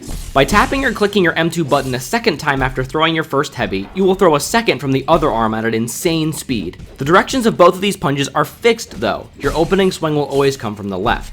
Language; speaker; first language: English; native; English